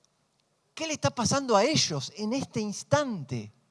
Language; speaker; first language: Spanish; native; Spanish